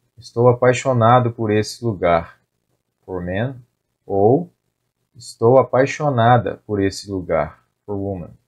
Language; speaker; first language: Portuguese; native; Portuguese